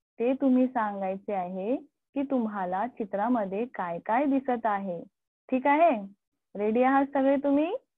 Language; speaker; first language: Marathi; non-native, local second language; Urdu